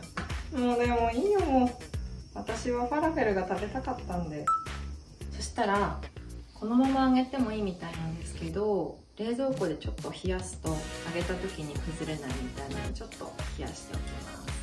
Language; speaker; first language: Japanese; native; Japanese